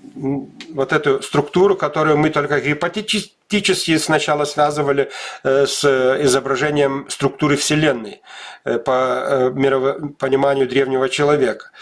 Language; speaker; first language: Russian; non-native, local second language; Lithuanian